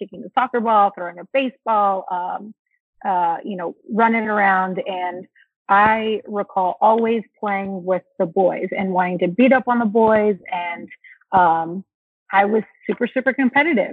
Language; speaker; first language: English; early bilingual, other home language; Spanish